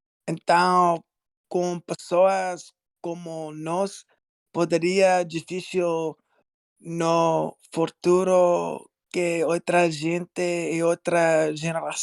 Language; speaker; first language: Portuguese; non-native, learner; English